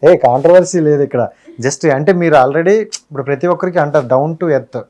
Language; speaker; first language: Telugu; native; Telugu